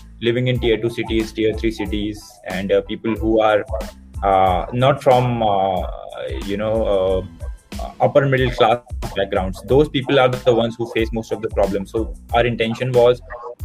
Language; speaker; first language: English; non-native, local second language; Hindi